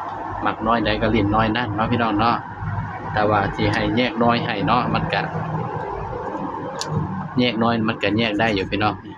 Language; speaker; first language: Thai; non-native, local second language; Lao